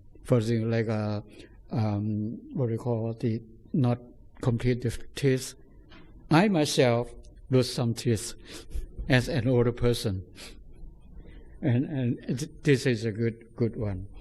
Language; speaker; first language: English; non-native, fluent; Thai